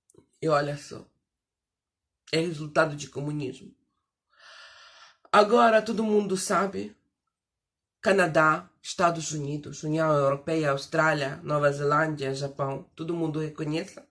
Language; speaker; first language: Portuguese; non-native, fluent; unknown